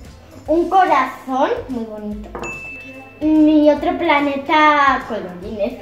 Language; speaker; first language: Spanish; native; Spanish